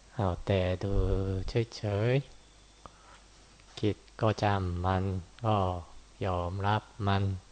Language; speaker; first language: Thai; non-native, fluent; Japanese